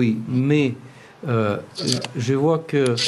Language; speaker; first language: French; non-native, learner; Russian